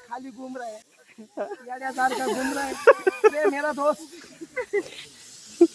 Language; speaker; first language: Hindi; non-native, local second language; Marathi